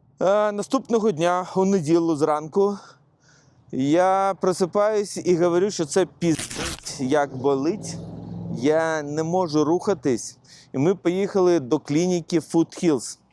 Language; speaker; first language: Ukrainian; non-native, local second language; Russian